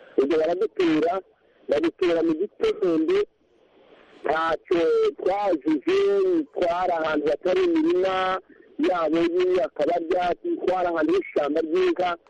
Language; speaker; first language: Kinyarwanda; native; Kinyarwanda